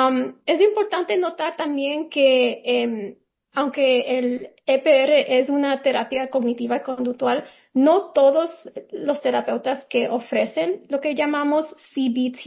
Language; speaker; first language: Spanish; early bilingual, heritage; Spanish